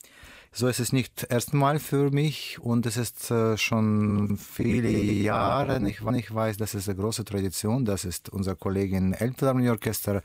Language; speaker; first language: German; non-native, learner; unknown